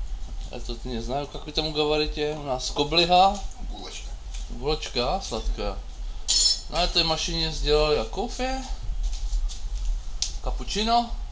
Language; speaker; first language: Russian; early bilingual, heritage; Russian